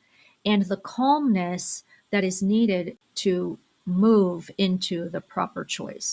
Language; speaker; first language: English; native; English